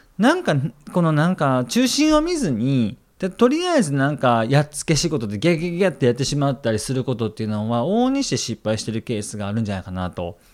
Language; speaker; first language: Japanese; native; Japanese